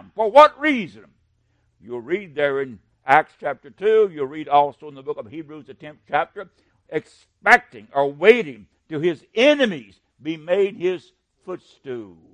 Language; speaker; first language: English; native; English